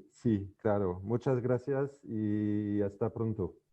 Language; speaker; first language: Spanish; non-native, fluent; French